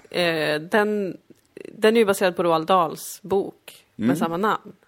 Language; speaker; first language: Swedish; native; Swedish